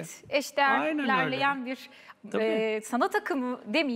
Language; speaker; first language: Turkish; native; Turkish